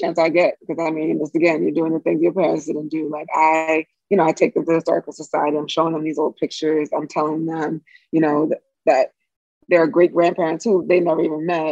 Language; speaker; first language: English; native; English